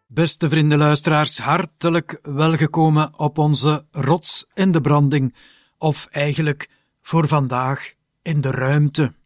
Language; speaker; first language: Dutch; native; Dutch